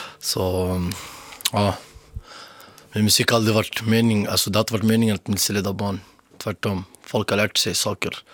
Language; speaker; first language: Swedish; early bilingual, other home language; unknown